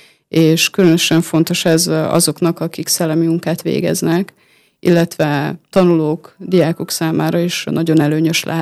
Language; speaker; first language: Hungarian; native; Hungarian